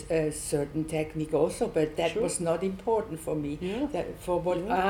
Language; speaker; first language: English; non-native, learner; Swiss German